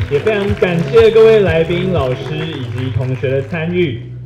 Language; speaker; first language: Chinese; native; Chinese